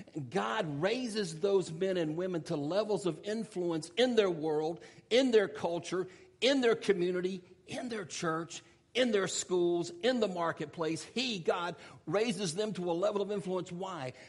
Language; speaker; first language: English; native; English